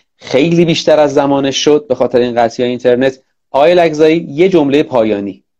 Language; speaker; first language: Persian; native; Persian